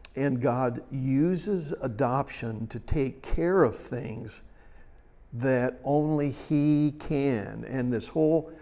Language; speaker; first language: English; native; English